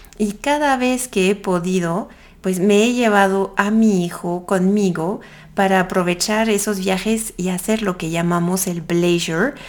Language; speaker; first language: Spanish; non-native, fluent; French